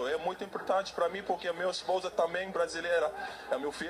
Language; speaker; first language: Portuguese; non-native, learner; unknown